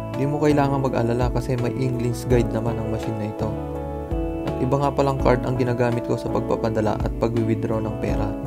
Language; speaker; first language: Filipino; native; Filipino